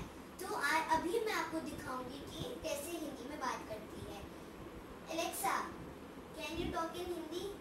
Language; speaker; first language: Hindi; native; Hindi